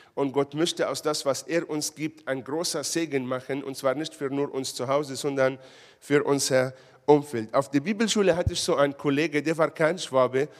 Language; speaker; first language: German; non-native, fluent; Hebrew